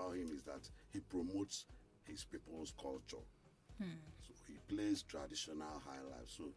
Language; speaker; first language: English; non-native, local second language; Igbo